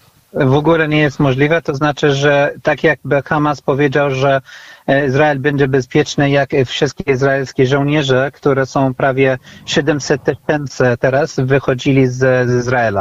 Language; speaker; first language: Polish; non-native, fluent; Arabic